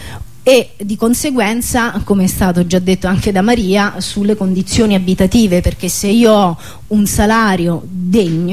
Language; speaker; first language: Italian; native; Italian